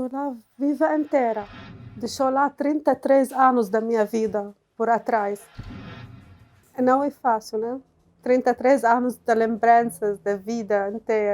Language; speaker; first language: Portuguese; non-native, learner; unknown